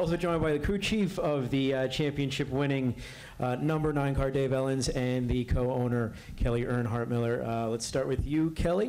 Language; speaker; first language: English; native; English